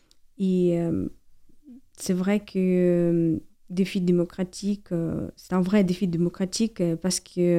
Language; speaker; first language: French; non-native, fluent; Ukrainian